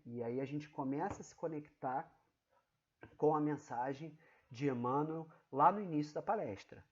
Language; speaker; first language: Portuguese; native; Portuguese